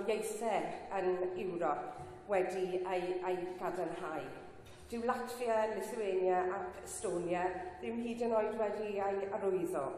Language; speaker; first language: Welsh; non-native, local second language; English